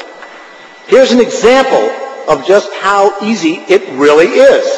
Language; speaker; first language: English; native; English